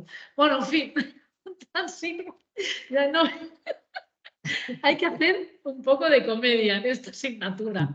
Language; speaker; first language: Spanish; native; Spanish